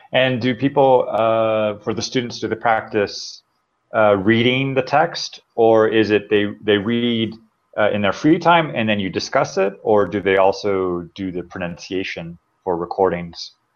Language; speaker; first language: English; native; English